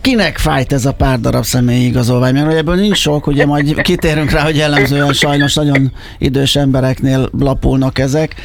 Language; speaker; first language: Hungarian; native; Hungarian